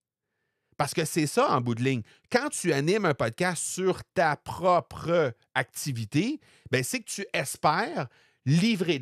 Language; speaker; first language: French; native; French